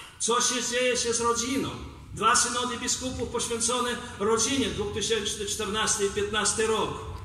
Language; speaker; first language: Polish; non-native, fluent; Belarusian